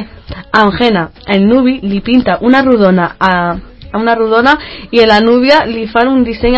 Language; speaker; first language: Catalan; non-native, learner; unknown